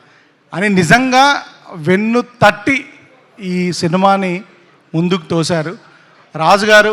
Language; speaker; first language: Telugu; native; Telugu